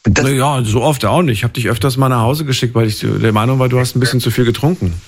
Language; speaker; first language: German; native; German